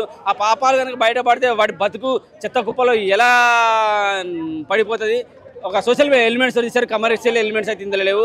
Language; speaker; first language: Telugu; native; Telugu